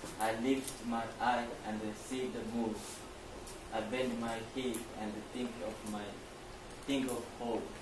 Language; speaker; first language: English; non-native, learner; Chinese